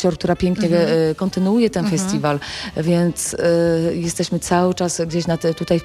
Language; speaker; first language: Polish; native; Polish